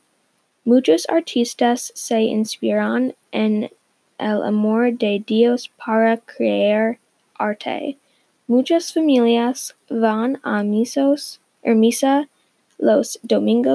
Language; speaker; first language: Spanish; non-native, learner; English